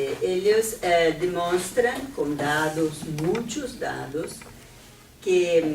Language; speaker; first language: Spanish; non-native, fluent; Portuguese